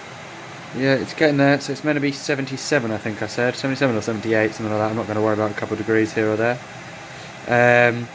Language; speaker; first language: English; native; English